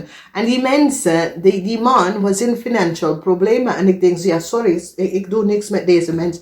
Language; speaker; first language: Dutch; non-native, fluent; English